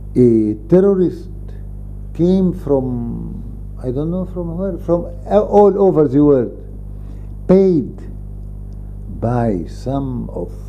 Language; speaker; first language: English; non-native, fluent; Arabic